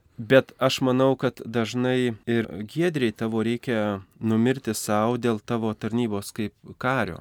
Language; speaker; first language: Lithuanian; native; Lithuanian